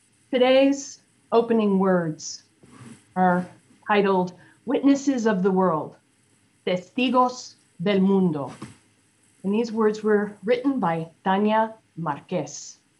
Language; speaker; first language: English; native; English